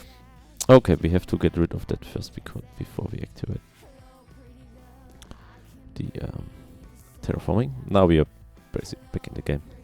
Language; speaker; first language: English; non-native, fluent; German